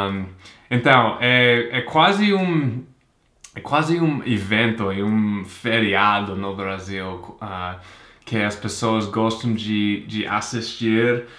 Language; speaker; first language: Portuguese; non-native, fluent; English